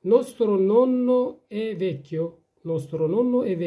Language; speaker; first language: Italian; non-native, fluent; Persian